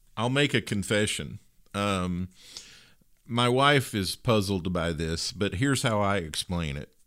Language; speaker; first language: English; native; English